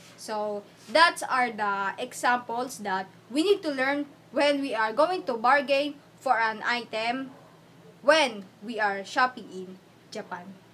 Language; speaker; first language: English; non-native, local second language; Filipino